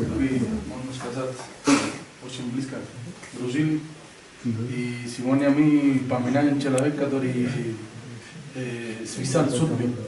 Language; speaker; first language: Russian; non-native, local second language; Tatar